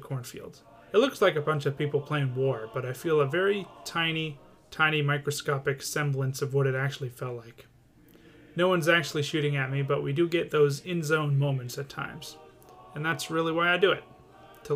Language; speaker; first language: English; native; English